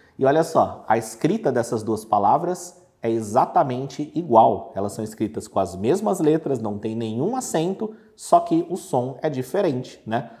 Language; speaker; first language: Portuguese; native; Portuguese